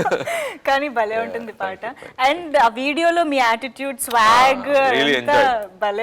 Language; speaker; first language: Telugu; native; Telugu